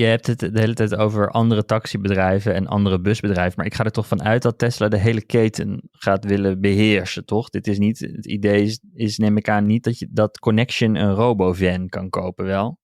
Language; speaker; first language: Dutch; native; Dutch